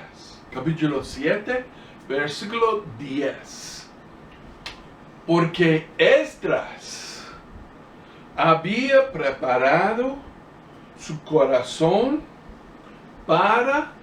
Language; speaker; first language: Spanish; non-native, fluent; English